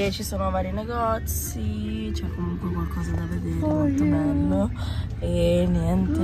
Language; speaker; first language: Italian; early bilingual, heritage; Filipino